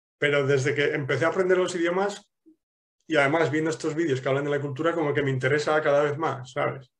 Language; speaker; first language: Spanish; native; Spanish